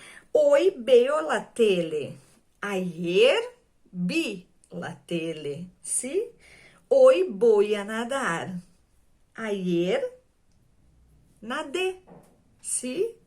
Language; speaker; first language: Spanish; non-native, fluent; Portuguese